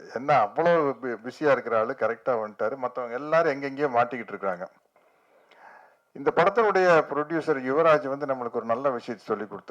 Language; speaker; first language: Tamil; native; Tamil